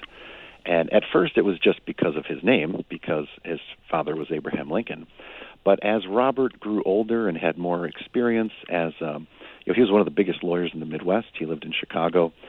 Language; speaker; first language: English; native; English